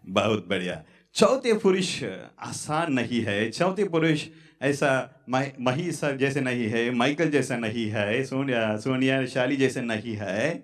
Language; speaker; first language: Hindi; non-native, local second language; Tamil